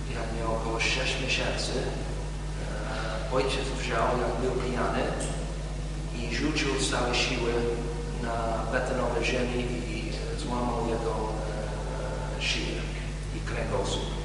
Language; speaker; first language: Polish; non-native, learner; English